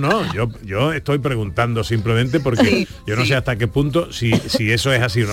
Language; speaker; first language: Spanish; native; Spanish